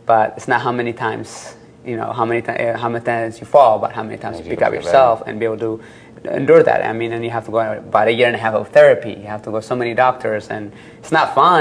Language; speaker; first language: English; early bilingual, other home language; Tigrinya